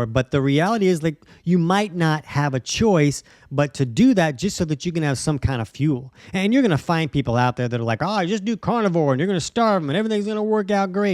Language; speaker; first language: English; native; English